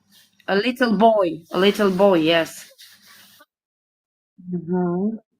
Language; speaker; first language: English; non-native, learner; Romanian